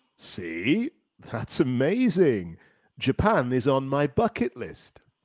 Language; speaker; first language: English; native; English